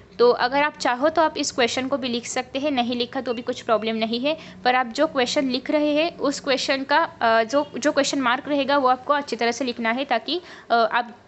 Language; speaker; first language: Hindi; non-native, local second language; Marathi